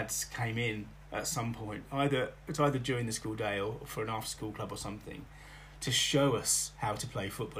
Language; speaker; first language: English; native; English